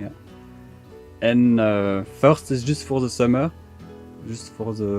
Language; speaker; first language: English; non-native, learner; French